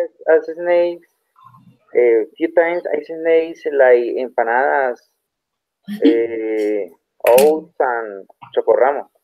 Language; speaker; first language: English; non-native, learner; Spanish